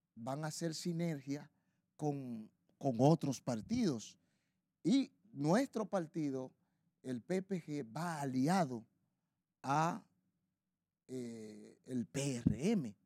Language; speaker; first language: Spanish; native; Spanish